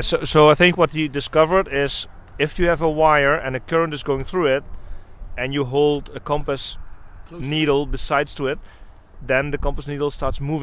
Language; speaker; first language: English; non-native, fluent; Dutch